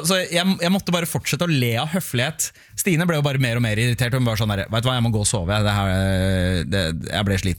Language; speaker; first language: Norwegian; native; Norwegian